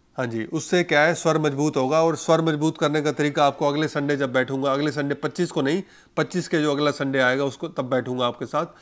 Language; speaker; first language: Hindi; native; Hindi